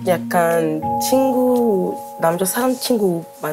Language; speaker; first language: Korean; non-native, learner; French